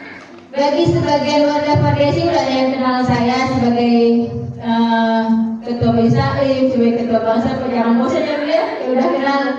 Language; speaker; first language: Indonesian; native; Indonesian